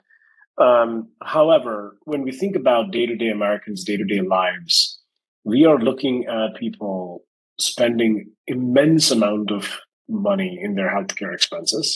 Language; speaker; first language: English; non-native, local second language; Hindi